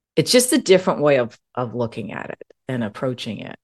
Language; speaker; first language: English; native; English